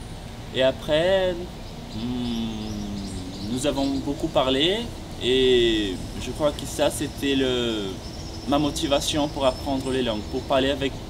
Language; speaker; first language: French; non-native, fluent; Portuguese